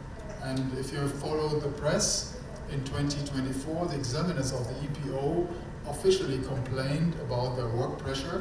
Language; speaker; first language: English; non-native, fluent; German